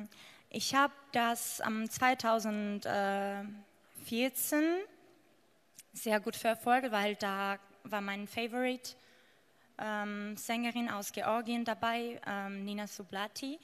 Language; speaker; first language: German; non-native, fluent; Georgian